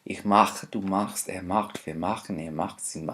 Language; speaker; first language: German; non-native, fluent; English